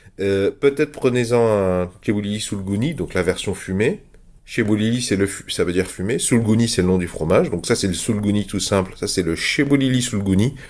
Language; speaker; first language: French; native; French